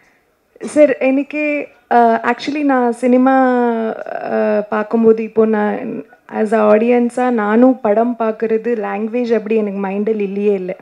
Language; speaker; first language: Tamil; non-native, learner; Kannada